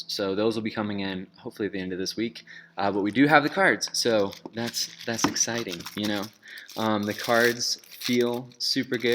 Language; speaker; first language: English; native; English